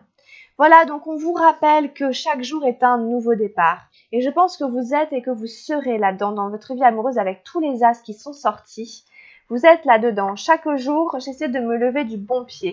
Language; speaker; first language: French; native; French